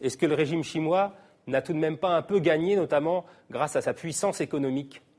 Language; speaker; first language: French; native; French